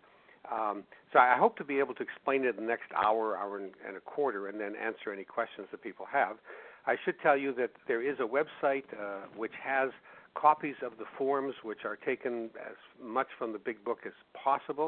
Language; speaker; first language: English; native; English